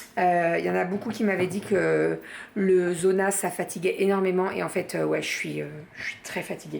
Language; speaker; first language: French; native; French